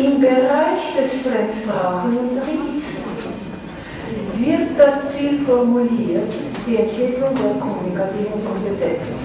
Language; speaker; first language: German; non-native, fluent; Armenian